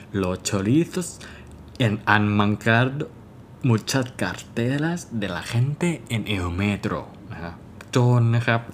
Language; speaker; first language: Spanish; non-native, fluent; Thai